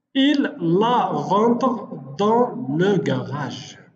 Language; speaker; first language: French; non-native, local second language; Arabic